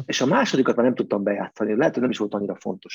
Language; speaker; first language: Hungarian; native; Hungarian